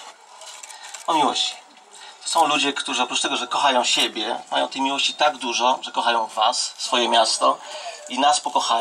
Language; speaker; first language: Polish; native; Polish